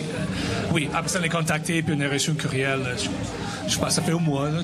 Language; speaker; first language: French; native; French